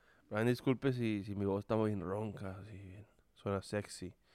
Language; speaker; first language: Spanish; early bilingual, heritage; Spanish